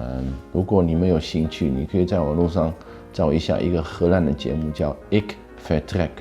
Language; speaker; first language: Chinese; non-native, fluent; Dutch